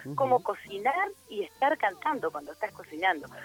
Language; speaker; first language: Spanish; native; Spanish